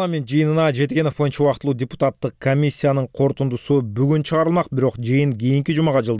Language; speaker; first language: Kyrgyz; native; Kyrgyz